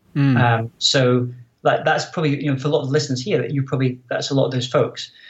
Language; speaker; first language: English; native; English